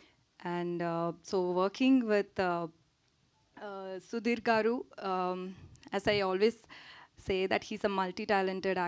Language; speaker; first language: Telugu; non-native, learner; Tamil